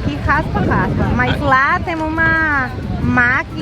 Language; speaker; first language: Portuguese; non-native, learner; Spanish